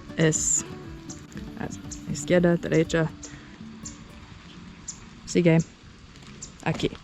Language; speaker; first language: Spanish; non-native, learner; English